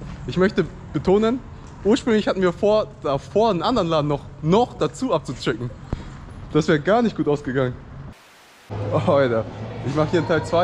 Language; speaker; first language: German; native; German